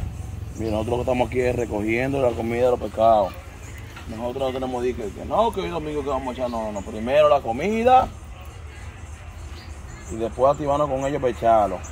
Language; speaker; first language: Spanish; native; Spanish